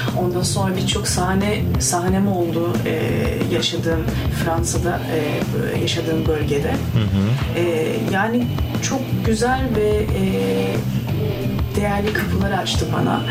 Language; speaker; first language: Turkish; early bilingual, heritage; Turkish